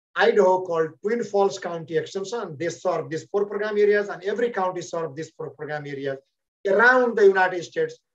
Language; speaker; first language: English; non-native, local second language; Nepali